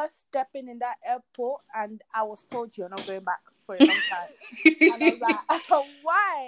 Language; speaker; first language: English; non-native, local second language; Yoruba